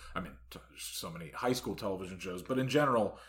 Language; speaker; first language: English; native; English